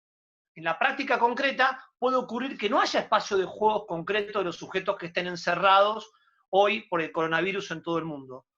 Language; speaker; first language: Spanish; native; Spanish